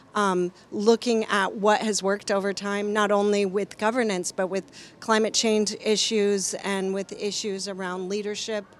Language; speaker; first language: English; native; English